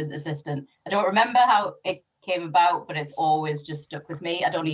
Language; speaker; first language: English; native; English